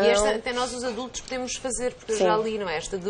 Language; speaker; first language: Portuguese; native; Portuguese